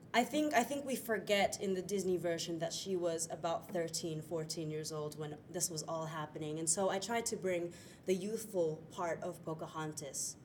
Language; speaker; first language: English; native; English